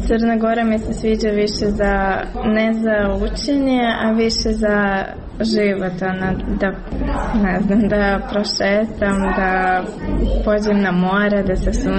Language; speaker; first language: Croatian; non-native, learner; Russian